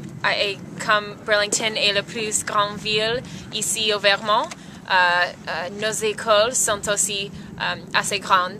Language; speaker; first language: French; non-native, learner; English